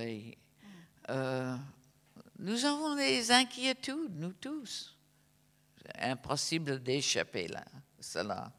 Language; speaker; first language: French; non-native, fluent; English